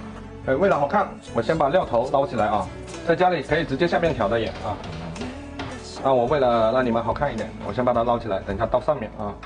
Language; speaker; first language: Chinese; native; Chinese